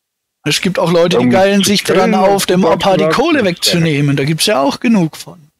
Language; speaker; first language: German; native; German